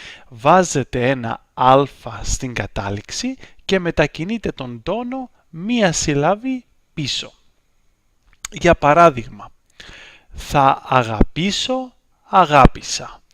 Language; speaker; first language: Greek; native; Greek